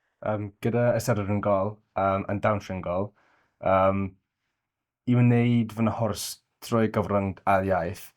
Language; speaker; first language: Welsh; non-native, local second language; English